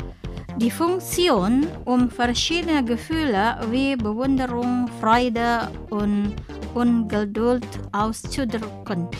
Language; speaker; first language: German; non-native, fluent; Indonesian